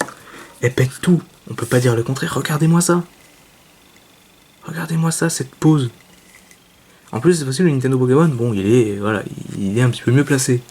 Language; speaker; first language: French; native; French